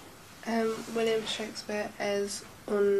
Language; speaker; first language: Spanish; non-native, learner; English